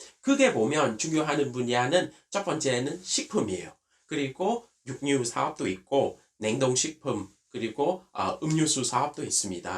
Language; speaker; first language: Korean; non-native, fluent; Vietnamese